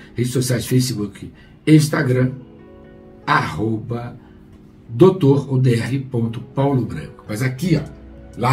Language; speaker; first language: Portuguese; native; Portuguese